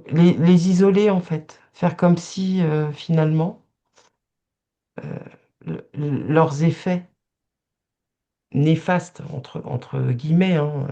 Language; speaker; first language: French; native; French